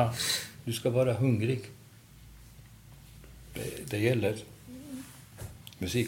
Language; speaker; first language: Swedish; non-native, fluent; Hungarian